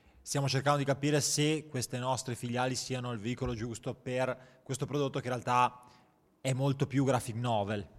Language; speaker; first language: Italian; native; Italian